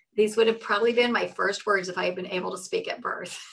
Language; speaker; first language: English; native; English